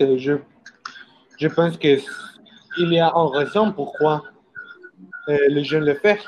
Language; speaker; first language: French; non-native, learner; Spanish